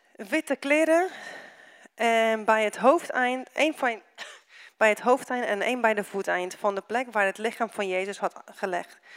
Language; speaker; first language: Dutch; non-native, fluent; Romanian